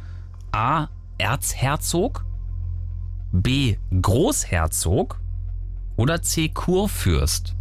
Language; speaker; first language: German; native; German